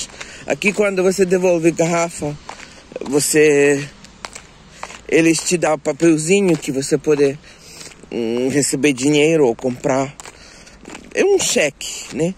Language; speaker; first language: Portuguese; non-native, local second language; Kabuverdianu